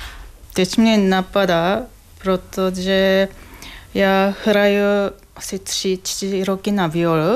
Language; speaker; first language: Czech; non-native, fluent; Japanese